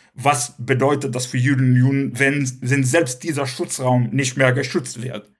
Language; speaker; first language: German; non-native, local second language; Hebrew